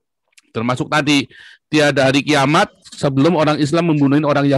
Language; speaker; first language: Indonesian; native; Indonesian